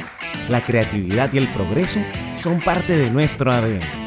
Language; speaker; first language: Spanish; native; Spanish